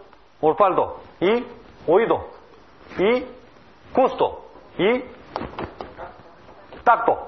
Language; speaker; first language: Spanish; non-native, learner; Korean